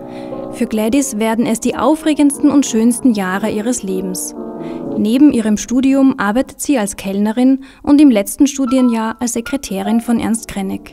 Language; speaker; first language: German; native; German